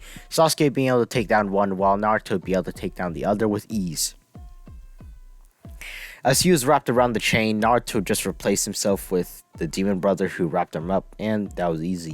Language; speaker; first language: English; native; English